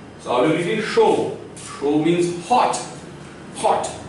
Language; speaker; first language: English; non-native, local second language; Hindi